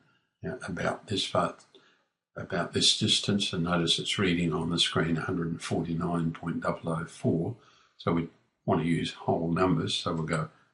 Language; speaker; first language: English; native; English